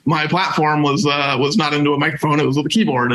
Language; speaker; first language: English; native; English